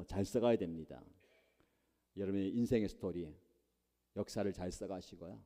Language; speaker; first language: Korean; native; Korean